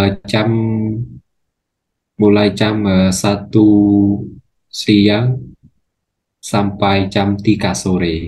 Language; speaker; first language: Indonesian; non-native, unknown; Khmer